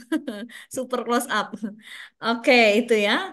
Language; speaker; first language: Indonesian; native; Indonesian